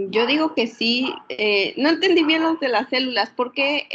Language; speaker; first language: Spanish; native; Spanish